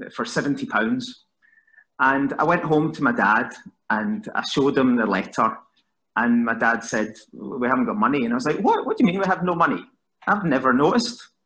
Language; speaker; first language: English; native; English